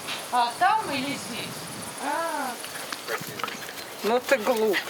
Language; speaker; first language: Russian; native; Russian